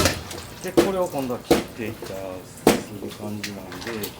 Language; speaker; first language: Japanese; native; Japanese